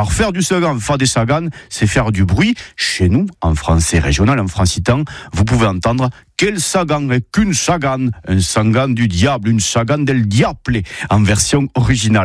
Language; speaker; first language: French; native; French